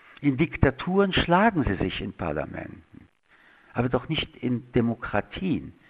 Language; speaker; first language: German; early bilingual, other home language; French